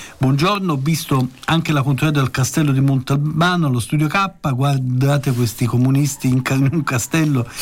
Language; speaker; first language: Italian; native; Italian